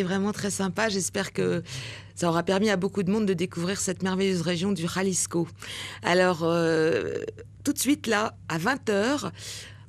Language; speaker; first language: French; native; French